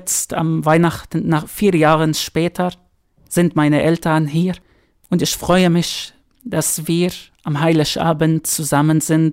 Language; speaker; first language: German; non-native, fluent; Arabic